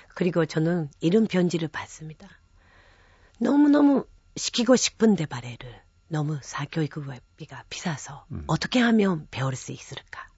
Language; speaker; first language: Korean; non-native, fluent; Japanese